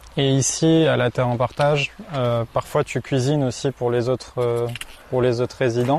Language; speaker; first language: French; native; French